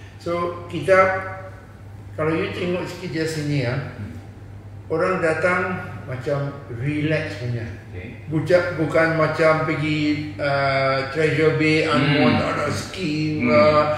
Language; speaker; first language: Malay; non-native, local second language; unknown